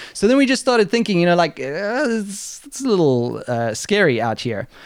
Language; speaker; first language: English; native; English